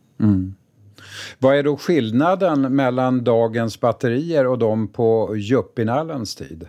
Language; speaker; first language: Swedish; native; Swedish